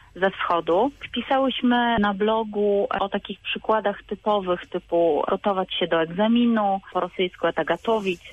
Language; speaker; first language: Polish; native; Polish